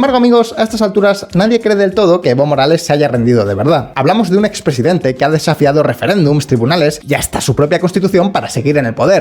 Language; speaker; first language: Spanish; native; Spanish